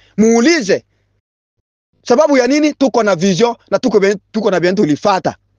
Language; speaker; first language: Swahili; non-native, local second language; Bembe